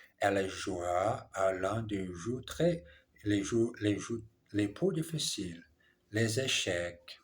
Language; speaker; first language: French; non-native, learner; English